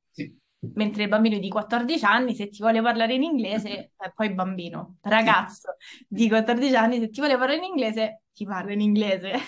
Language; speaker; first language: Italian; native; Italian